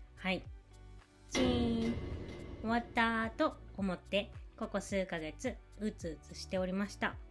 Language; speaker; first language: Japanese; native; Japanese